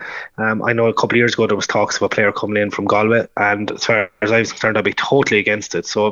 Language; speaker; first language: English; native; English